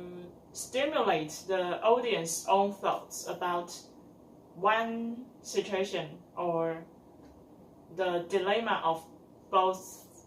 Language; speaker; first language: English; non-native, learner; Chinese